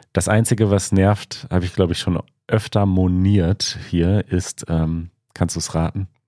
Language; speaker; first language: German; native; German